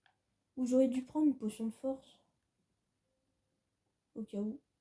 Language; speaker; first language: French; native; French